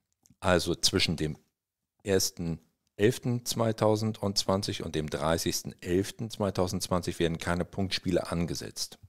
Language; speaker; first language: German; native; German